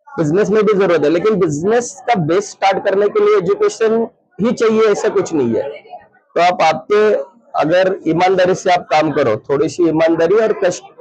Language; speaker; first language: Hindi; non-native, local second language; Marathi